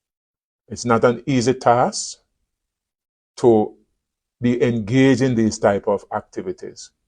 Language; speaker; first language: English; native; English